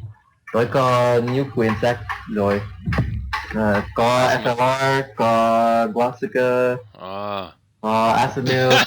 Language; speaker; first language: Vietnamese; non-native, learner; English